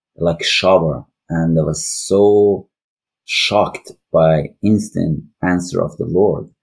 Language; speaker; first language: English; non-native, learner; Persian